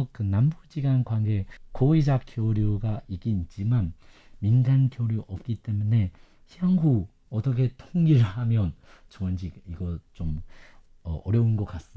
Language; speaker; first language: Korean; non-native, fluent; Chinese